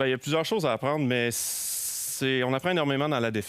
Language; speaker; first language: French; native; French